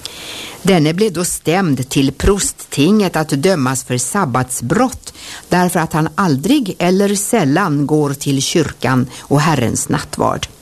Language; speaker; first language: Swedish; native; Swedish